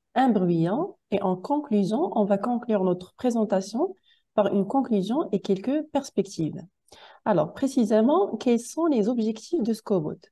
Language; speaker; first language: French; non-native, local second language; Arabic